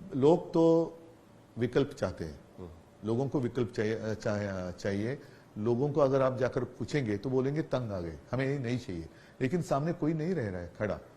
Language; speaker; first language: Hindi; non-native, local second language; Marathi